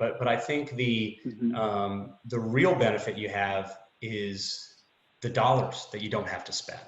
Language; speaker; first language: English; native; English